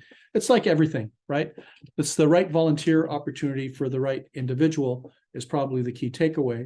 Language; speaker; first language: English; native; English